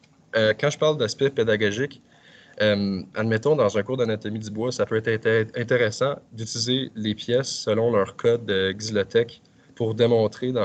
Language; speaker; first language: French; native; French